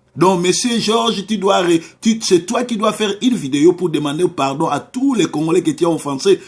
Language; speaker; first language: French; non-native, local second language; Lingala